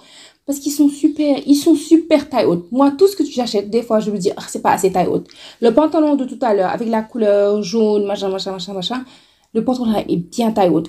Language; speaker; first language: French; non-native, local second language; Wolof